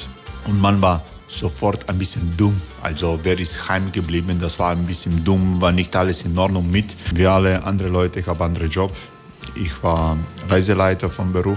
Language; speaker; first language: German; non-native, fluent; Croatian